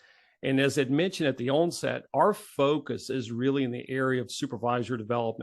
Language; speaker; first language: English; native; English